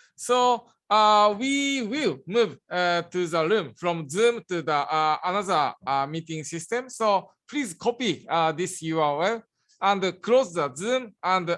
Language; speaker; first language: English; non-native, learner; Japanese